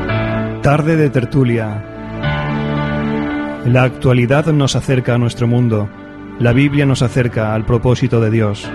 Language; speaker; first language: Spanish; native; Spanish